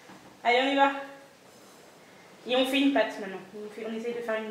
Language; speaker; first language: French; native; French